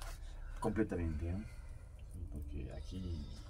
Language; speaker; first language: Spanish; non-native, learner; French